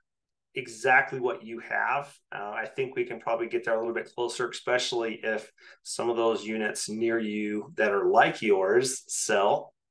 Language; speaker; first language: English; native; English